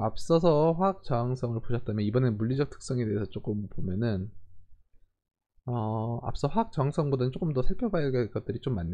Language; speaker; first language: Korean; native; Korean